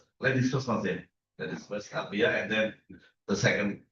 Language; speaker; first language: English; non-native, learner; Indonesian